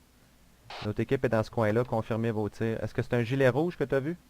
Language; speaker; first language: French; native; French